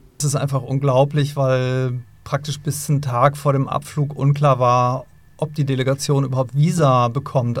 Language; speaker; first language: German; native; German